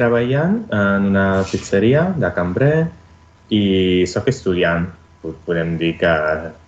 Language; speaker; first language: Catalan; non-native, learner; Italian